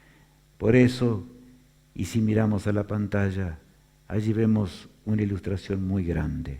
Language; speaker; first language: Spanish; native; Spanish